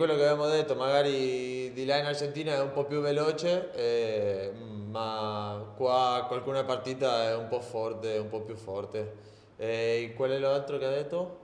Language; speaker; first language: Italian; non-native, learner; Spanish